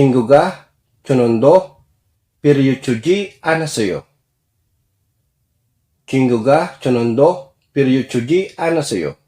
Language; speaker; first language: Korean; non-native, fluent; Filipino